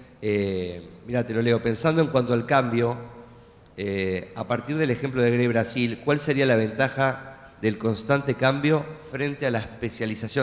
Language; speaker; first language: Spanish; native; Spanish